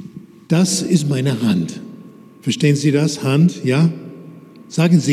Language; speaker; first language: German; non-native, fluent; English